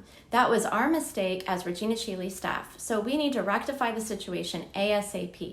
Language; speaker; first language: English; native; English